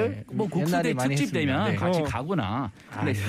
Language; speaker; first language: Korean; non-native, fluent; English